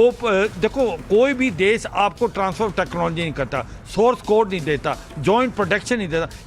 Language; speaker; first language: Hindi; native; Hindi